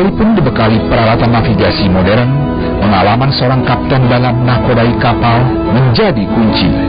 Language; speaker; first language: Indonesian; native; Indonesian